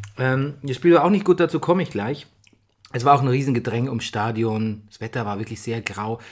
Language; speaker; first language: German; native; German